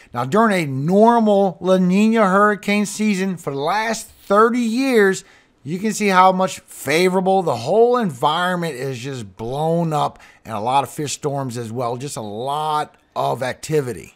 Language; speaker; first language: English; native; English